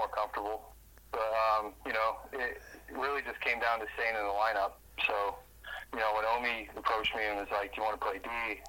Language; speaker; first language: English; native; English